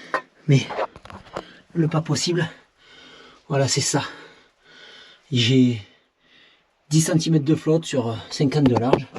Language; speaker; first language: French; native; French